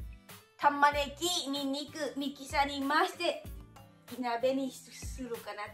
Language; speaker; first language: Japanese; non-native, learner; Lao